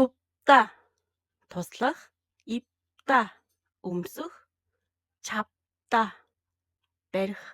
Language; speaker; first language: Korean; non-native, fluent; Mongolian